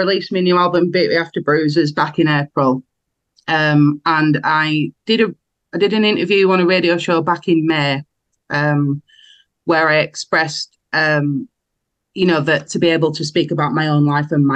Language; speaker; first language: English; native; English